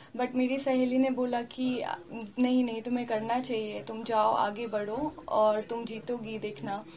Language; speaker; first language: Hindi; native; Hindi